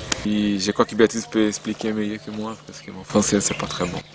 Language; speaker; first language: French; non-native, learner; Portuguese